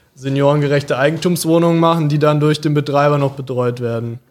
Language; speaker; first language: German; native; German